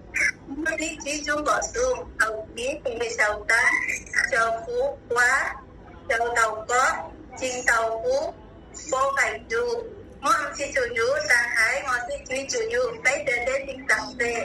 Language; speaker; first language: Cantonese; non-native, learner; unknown